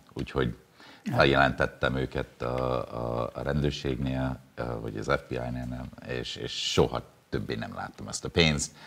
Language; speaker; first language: Hungarian; non-native, fluent; English